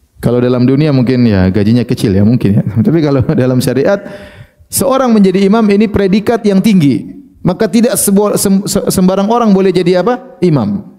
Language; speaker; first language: Malay; native; Malay